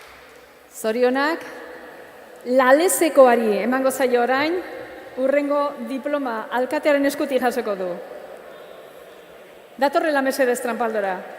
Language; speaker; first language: Basque; native; Basque